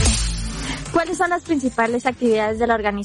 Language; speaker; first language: Spanish; native; Spanish